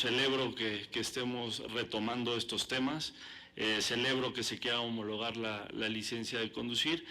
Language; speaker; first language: Spanish; native; Spanish